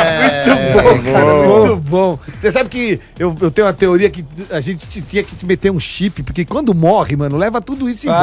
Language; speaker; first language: Portuguese; native; Portuguese